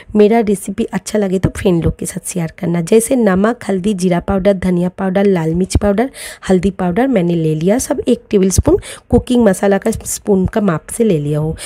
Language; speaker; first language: Hindi; non-native, local second language; Bangla